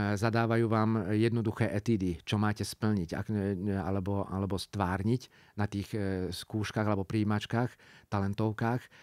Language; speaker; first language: Slovak; non-native, local second language; Hungarian